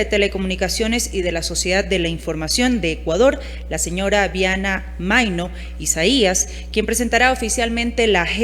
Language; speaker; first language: Spanish; native; Spanish